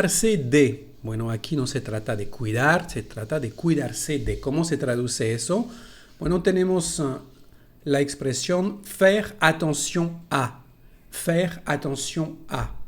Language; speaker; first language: Spanish; non-native, fluent; French